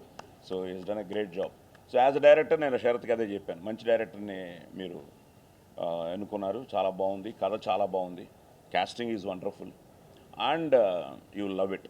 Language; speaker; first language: Telugu; native; Telugu